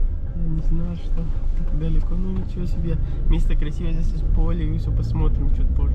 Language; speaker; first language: Russian; non-native, learner; Pashto